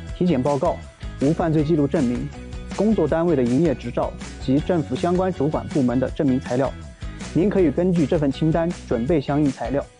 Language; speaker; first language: Chinese; native; Chinese